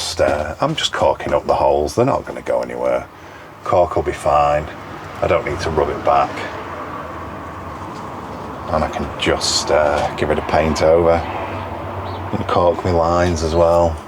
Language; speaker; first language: English; native; English